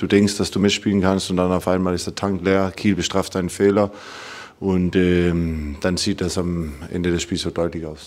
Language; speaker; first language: German; non-native, fluent; Danish